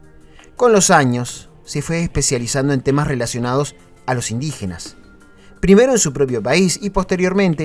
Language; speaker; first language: Spanish; native; Spanish